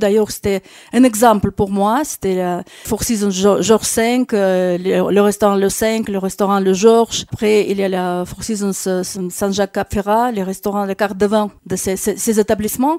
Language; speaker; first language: French; non-native, fluent; Russian